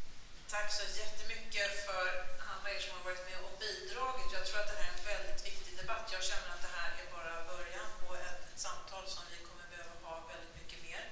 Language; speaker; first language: Swedish; native; Swedish